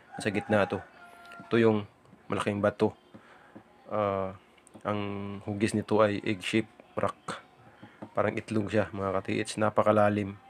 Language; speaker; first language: Filipino; non-native, local second language; Cebuano